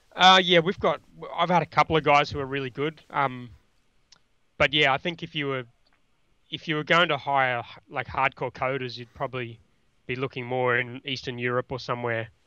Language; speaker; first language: English; native; English